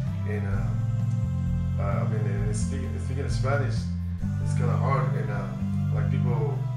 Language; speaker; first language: English; non-native, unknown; Spanish